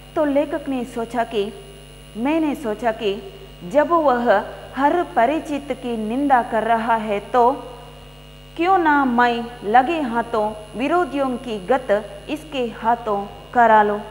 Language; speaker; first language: Hindi; non-native, local second language; Kannada